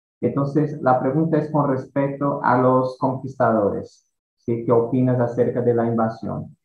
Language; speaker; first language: Spanish; non-native, fluent; Portuguese